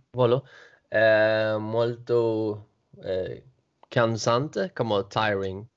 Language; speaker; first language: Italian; non-native, learner; Swedish